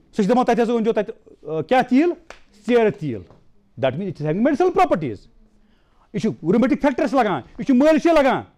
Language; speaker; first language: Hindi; non-native, local second language; Kashmiri